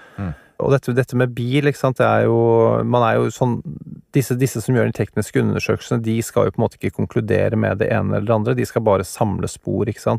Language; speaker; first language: Norwegian; native; Norwegian